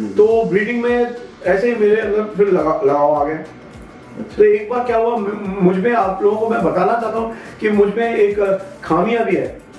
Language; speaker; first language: Hindi; non-native, local second language; Bangla